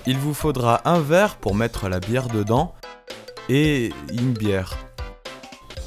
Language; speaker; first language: French; native; French